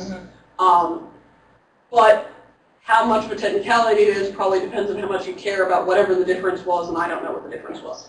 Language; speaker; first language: English; native; English